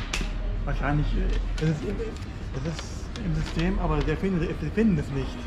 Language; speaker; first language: German; native; German